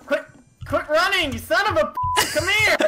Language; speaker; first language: English; native; English